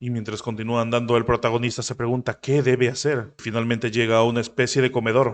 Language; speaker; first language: Spanish; native; Spanish